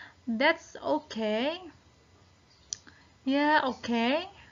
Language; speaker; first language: English; non-native, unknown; Indonesian